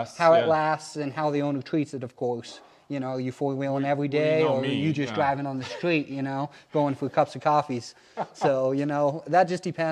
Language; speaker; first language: English; native; English